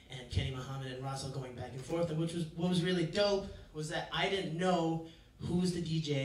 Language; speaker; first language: English; native; English